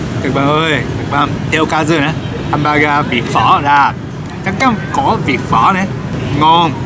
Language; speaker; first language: Vietnamese; non-native, learner; Japanese